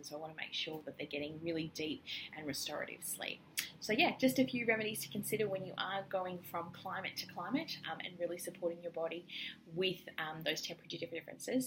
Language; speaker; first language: English; native; English